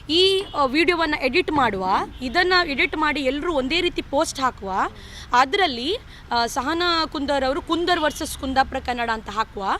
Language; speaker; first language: Kannada; non-native, local second language; Tulu